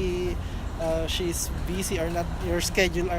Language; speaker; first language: English; non-native, learner; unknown